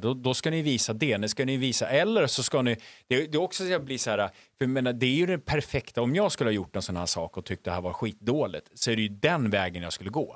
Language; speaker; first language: Swedish; native; Swedish